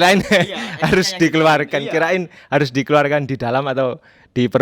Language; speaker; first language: Indonesian; native; Indonesian